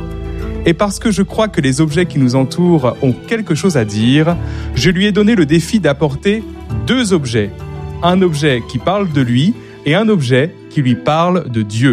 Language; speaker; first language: French; native; French